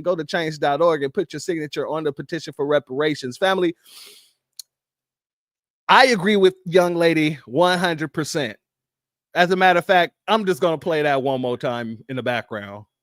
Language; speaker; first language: English; native; English